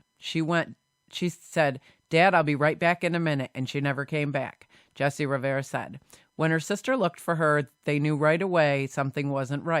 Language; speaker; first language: English; native; English